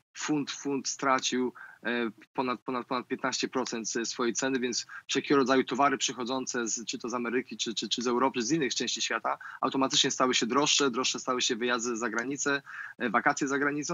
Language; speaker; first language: Polish; native; Polish